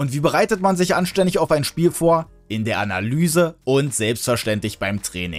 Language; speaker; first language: German; native; German